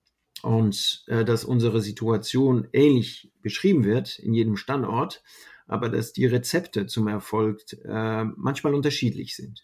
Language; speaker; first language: German; non-native, fluent; French